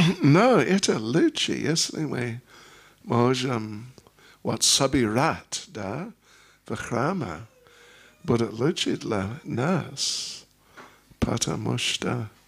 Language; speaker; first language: Russian; non-native, learner; English